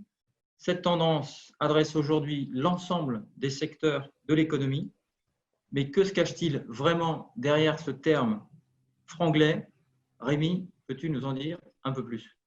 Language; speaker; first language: French; native; French